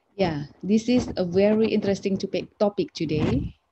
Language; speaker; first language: English; non-native, fluent; Indonesian